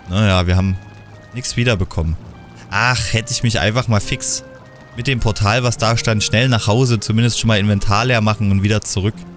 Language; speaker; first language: German; native; German